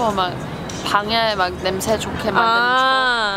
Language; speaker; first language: Korean; early bilingual, heritage; English